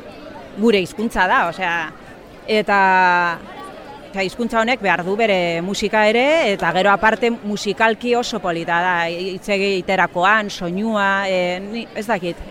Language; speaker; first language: Basque; non-native, local second language; Spanish